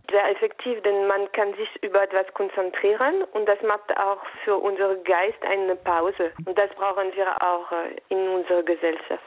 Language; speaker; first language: German; non-native, local second language; French